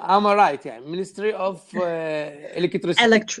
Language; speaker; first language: English; non-native, learner; Arabic